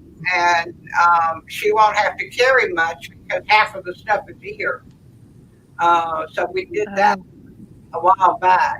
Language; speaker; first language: English; native; English